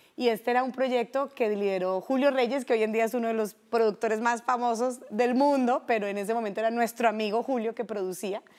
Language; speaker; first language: Spanish; native; Spanish